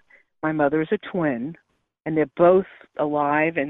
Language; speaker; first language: English; native; English